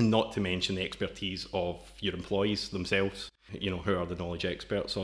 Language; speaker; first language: English; native; English